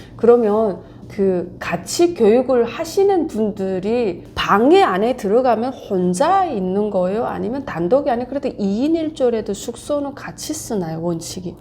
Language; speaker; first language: Korean; native; Korean